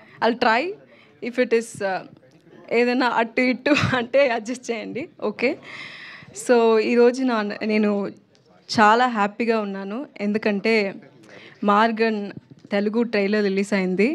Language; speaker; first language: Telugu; non-native, local second language; Tamil